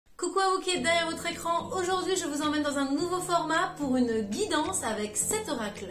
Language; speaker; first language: French; native; French